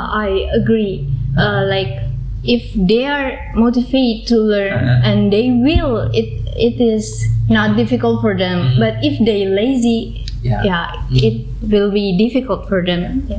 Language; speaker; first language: English; non-native, learner; Indonesian